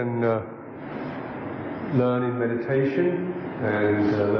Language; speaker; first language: English; native; English